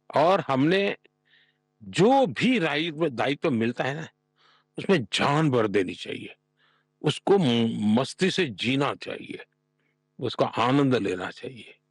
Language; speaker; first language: Hindi; non-native, local second language; Gujarati